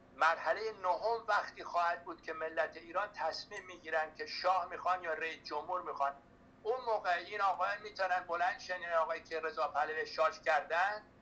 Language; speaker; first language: Persian; native; Persian